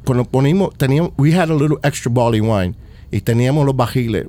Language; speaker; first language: Spanish; early bilingual, heritage; Spanish